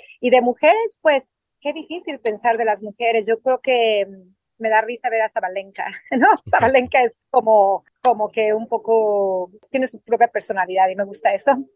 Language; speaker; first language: Spanish; native; Spanish